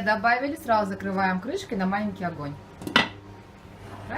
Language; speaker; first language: Russian; native; Russian